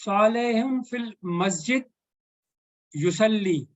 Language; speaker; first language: Arabic; non-native, learner; Urdu